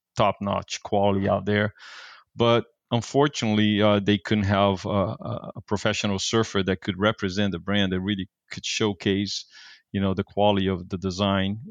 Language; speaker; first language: English; non-native, fluent; Portuguese